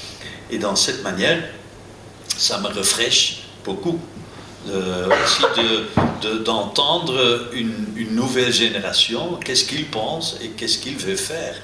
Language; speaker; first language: French; non-native, local second language; Dutch